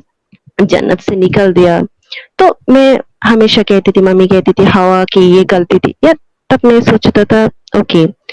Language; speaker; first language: Hindi; non-native, local second language; Bangla